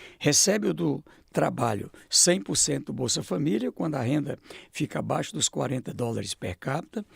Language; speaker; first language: Portuguese; native; Portuguese